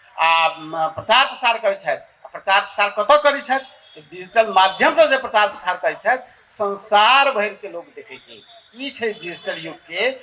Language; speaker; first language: Maithili; native; Maithili